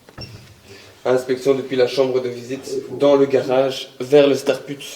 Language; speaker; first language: French; native; French